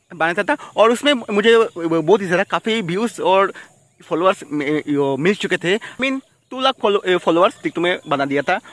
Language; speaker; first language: Hindi; non-native, local second language; Bangla